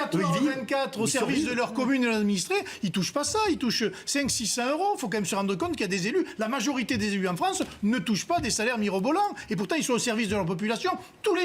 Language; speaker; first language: French; native; French